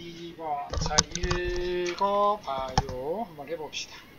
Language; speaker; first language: Korean; native; Korean